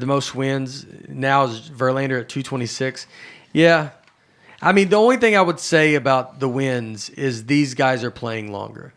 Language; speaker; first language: English; native; English